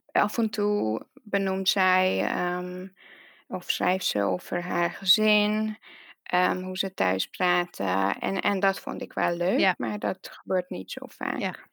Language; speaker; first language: Dutch; non-native, fluent; Hungarian